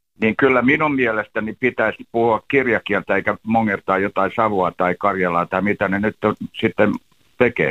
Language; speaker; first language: Finnish; native; Finnish